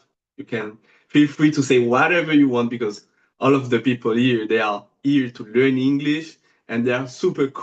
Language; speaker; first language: English; non-native, fluent; French